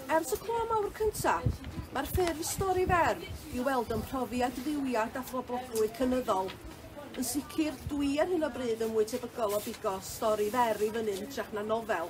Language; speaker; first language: Welsh; native; Welsh